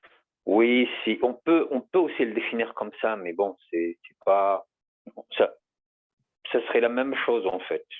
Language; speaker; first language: French; native; French